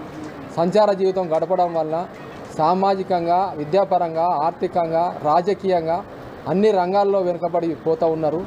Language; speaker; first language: Telugu; native; Telugu